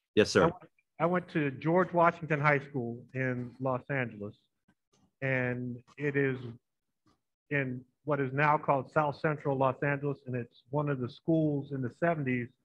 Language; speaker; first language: English; native; English